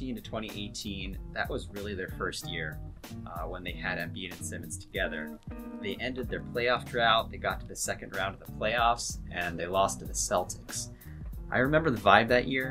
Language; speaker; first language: English; native; English